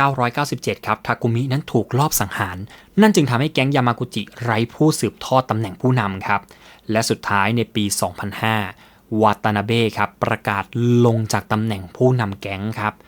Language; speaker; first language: Thai; native; Thai